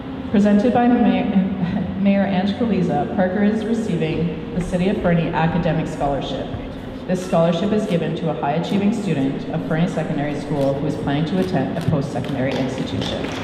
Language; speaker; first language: English; native; English